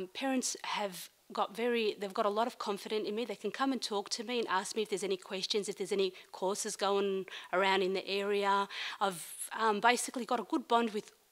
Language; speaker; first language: English; non-native, fluent; Arabic